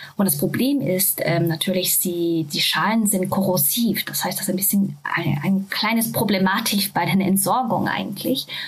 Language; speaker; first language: German; non-native, fluent; Japanese